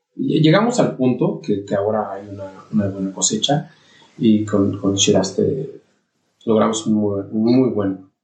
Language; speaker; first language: Spanish; native; Spanish